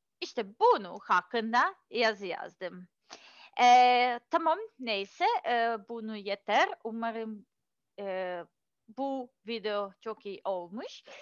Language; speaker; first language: Turkish; non-native, learner; Russian